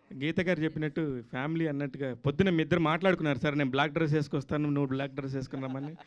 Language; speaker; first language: Telugu; native; Telugu